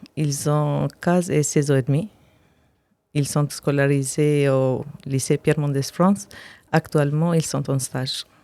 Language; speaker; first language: French; non-native, learner; Albanian